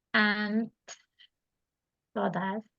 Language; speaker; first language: English; non-native, learner; Turkish